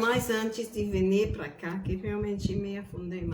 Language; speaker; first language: Portuguese; non-native, fluent; English